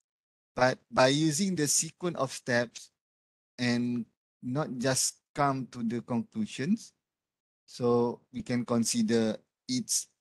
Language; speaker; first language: English; non-native, learner; Malay